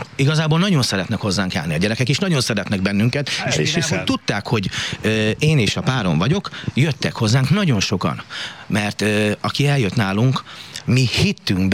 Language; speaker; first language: Hungarian; native; Hungarian